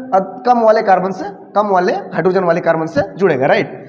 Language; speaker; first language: Hindi; native; Hindi